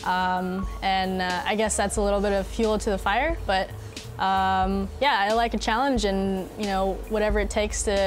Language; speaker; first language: English; native; English